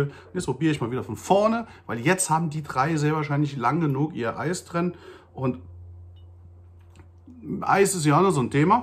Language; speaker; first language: German; native; German